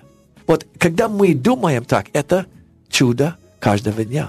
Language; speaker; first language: Russian; non-native, learner; English